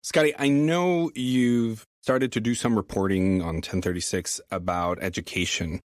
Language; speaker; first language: English; native; English